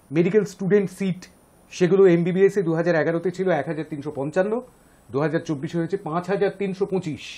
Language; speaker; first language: Bangla; native; Bangla